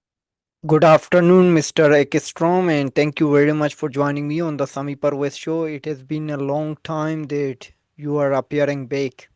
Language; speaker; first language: English; non-native, fluent; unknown